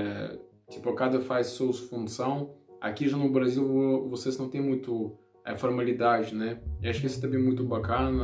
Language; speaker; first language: Portuguese; non-native, learner; Russian